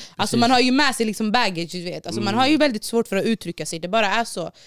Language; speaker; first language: Swedish; early bilingual, other home language; Baluchi